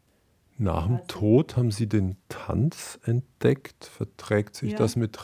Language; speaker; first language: German; native; German